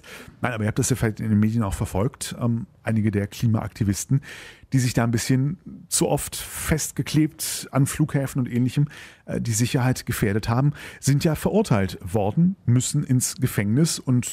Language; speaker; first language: German; native; German